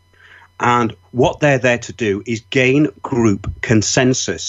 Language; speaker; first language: English; native; English